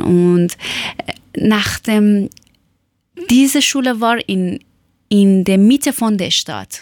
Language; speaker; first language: German; non-native, learner; Persian